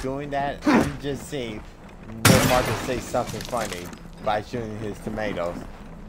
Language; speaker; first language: English; native; English